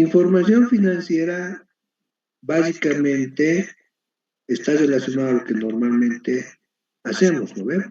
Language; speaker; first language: Spanish; native; Spanish